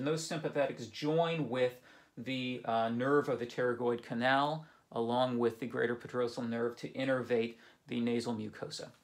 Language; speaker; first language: English; native; English